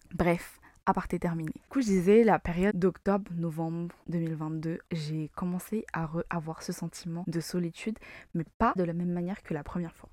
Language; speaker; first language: French; non-native, local second language; Malagasy